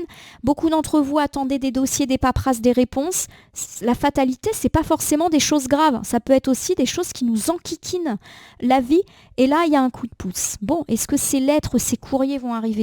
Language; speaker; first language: French; native; French